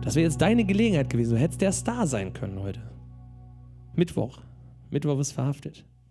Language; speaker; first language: German; native; German